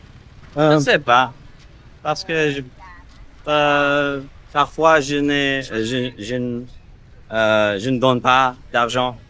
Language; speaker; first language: French; non-native, learner; English